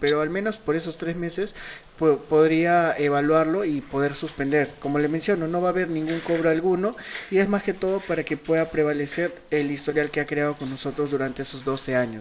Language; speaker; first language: Spanish; native; Spanish